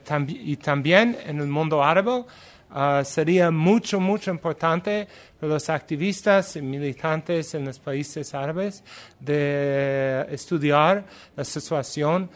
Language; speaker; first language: Spanish; non-native, learner; English